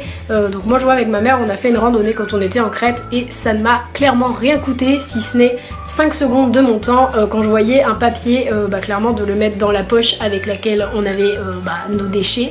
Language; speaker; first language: French; native; French